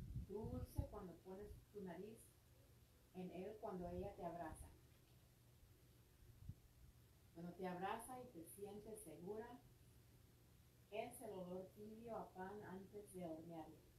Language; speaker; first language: Spanish; early bilingual, heritage; Spanish